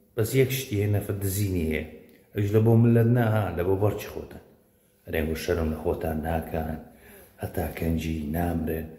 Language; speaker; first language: Central Kurdish; native; Central Kurdish